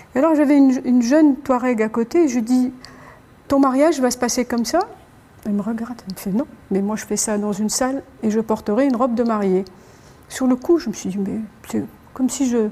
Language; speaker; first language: French; non-native, local second language; Arabic